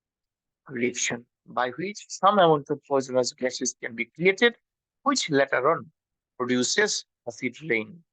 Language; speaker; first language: English; non-native, local second language; Bangla